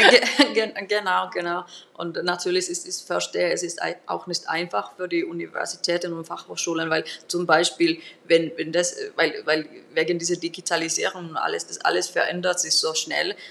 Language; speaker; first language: German; non-native, fluent; Finnish